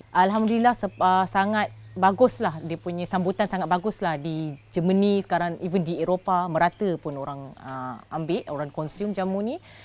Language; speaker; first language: Malay; native; Malay